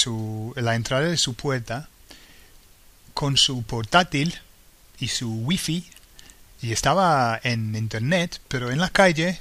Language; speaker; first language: Spanish; non-native, fluent; English